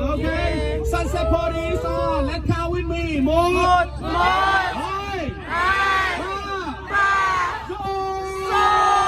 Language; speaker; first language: English; non-native, learner; Vietnamese